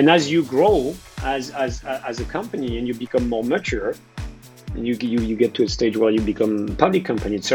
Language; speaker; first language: English; non-native, fluent; French